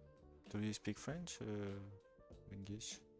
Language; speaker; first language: English; non-native, learner; French